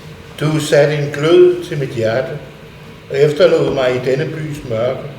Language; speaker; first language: Danish; native; Danish